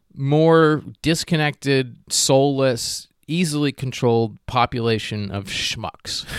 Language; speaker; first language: English; native; English